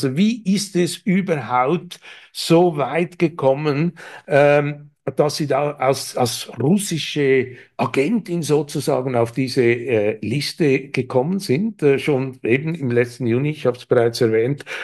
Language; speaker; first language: German; native; German